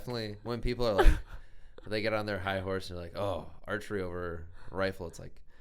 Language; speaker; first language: English; native; English